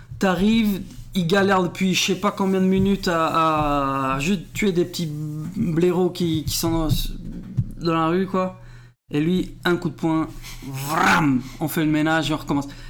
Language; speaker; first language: French; early bilingual, other home language; Portuguese